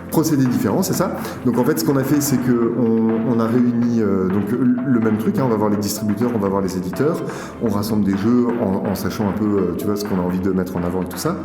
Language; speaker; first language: French; native; French